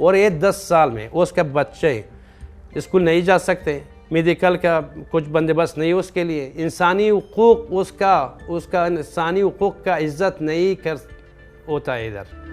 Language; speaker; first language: Hindi; non-native, fluent; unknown